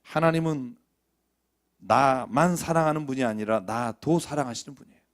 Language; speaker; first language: Korean; native; Korean